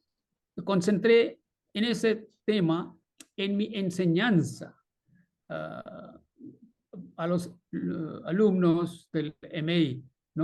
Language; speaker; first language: Spanish; non-native, fluent; Bangla